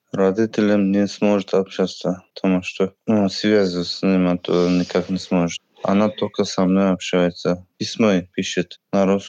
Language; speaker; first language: Russian; non-native, learner; Uzbek